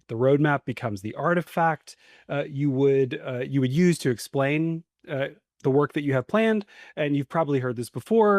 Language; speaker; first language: English; native; English